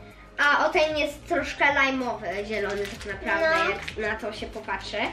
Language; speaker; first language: Polish; early bilingual, heritage; Polish